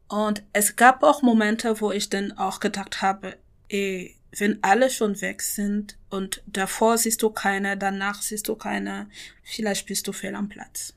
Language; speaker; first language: German; non-native, fluent; French